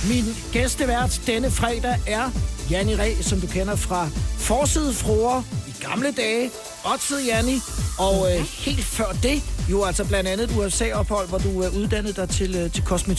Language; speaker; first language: Danish; native; Danish